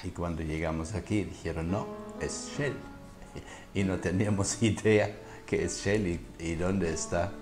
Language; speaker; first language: Spanish; non-native, fluent; German